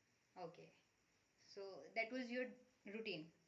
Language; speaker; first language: English; non-native, fluent; Urdu